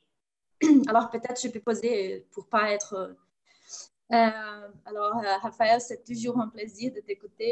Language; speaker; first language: French; non-native, fluent; Portuguese